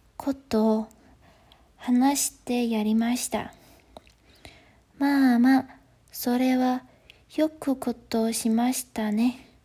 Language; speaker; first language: Japanese; non-native, learner; Chinese